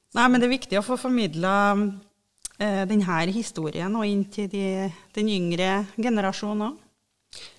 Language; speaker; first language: Norwegian; native; Norwegian